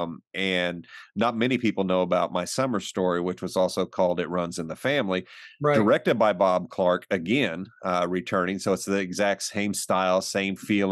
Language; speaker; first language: English; native; English